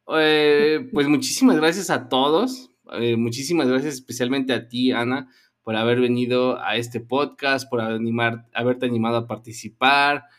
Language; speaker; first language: Spanish; native; Spanish